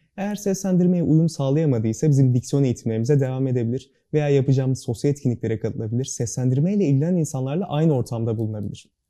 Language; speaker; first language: Turkish; native; Turkish